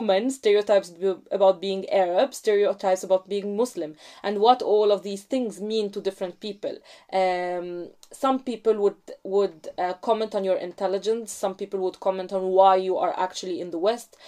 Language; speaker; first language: English; non-native, fluent; Arabic